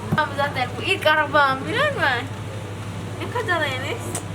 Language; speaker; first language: Turkish; non-native, learner; Indonesian